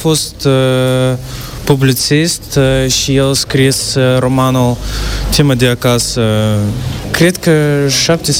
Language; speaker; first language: Romanian; non-native, learner; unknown